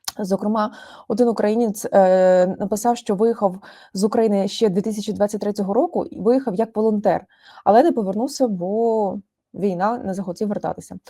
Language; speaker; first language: Ukrainian; native; Ukrainian